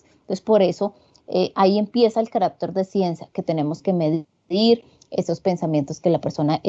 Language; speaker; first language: Spanish; native; Spanish